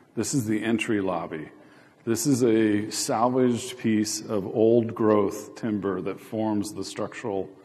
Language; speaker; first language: English; native; English